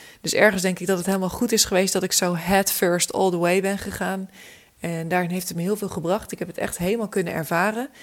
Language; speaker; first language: Dutch; native; Dutch